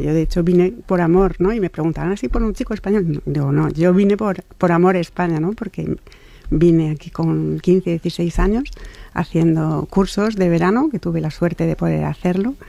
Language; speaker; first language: Spanish; non-native, fluent; French